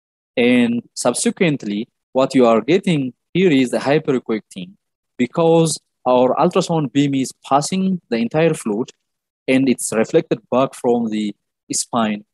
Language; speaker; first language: English; non-native, local second language; Amharic